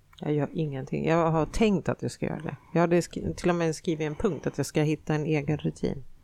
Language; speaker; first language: Swedish; native; Swedish